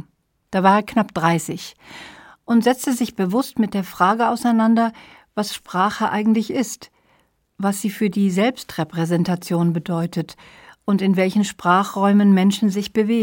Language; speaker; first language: German; native; German